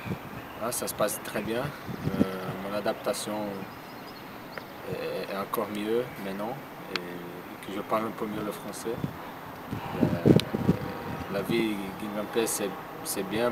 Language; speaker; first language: French; non-native, learner; Portuguese